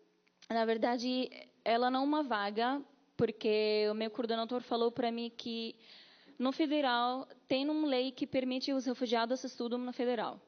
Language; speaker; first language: Portuguese; non-native, learner; Arabic